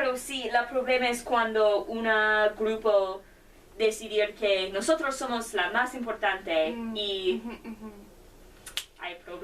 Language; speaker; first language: Spanish; non-native, learner; English